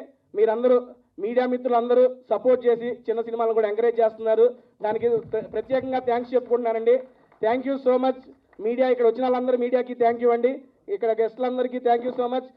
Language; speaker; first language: Telugu; native; Telugu